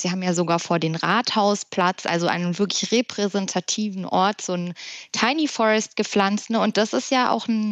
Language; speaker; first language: German; native; German